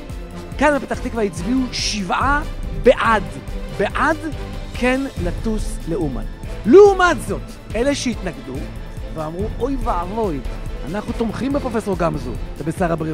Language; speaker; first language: Hebrew; native; Hebrew